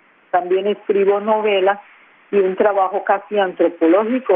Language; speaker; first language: Spanish; non-native, local second language; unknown